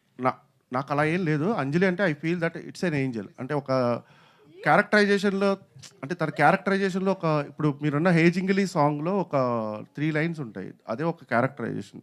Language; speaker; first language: Telugu; native; Telugu